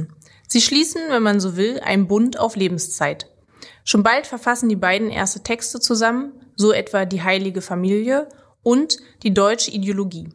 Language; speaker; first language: German; native; German